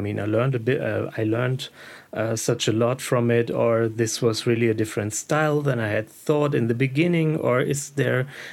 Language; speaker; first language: English; non-native, fluent; German